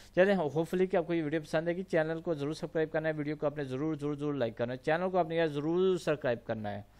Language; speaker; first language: Urdu; non-native, local second language; Punjabi